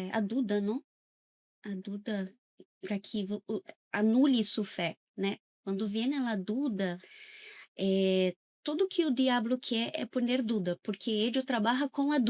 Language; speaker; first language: Portuguese; non-native, learner; Spanish